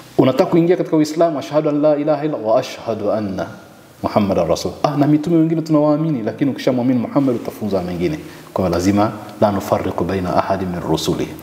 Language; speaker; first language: Swahili; native; Swahili